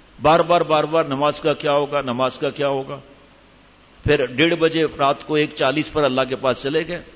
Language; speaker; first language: Urdu; native; Urdu